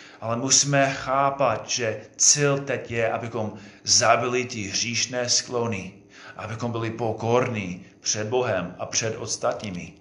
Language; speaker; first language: Czech; non-native, fluent; English